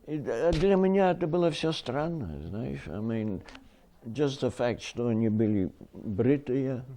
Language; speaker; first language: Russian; early bilingual, heritage; Russian